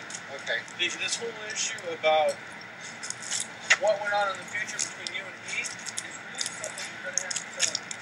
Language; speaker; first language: English; native; English